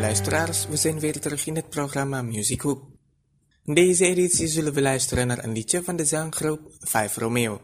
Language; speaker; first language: Dutch; non-native, fluent; Indonesian